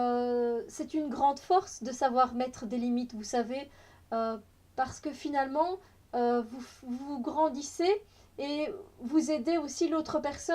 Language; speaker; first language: French; native; French